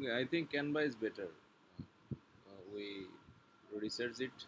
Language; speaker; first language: English; non-native, learner; Bangla